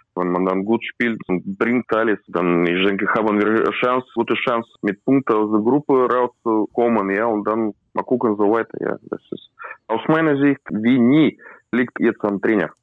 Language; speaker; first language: German; non-native, learner; Russian